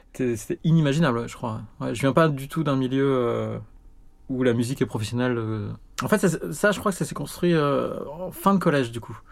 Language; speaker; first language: French; native; French